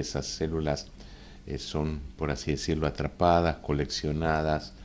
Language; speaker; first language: Spanish; native; Spanish